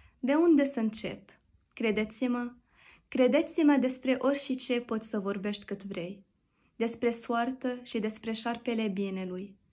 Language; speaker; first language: Romanian; non-native, learner; Arabic